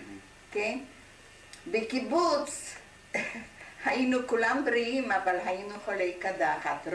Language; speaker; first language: Hebrew; non-native, fluent; German